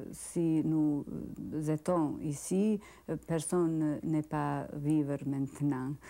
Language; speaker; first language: French; non-native, learner; Bosnian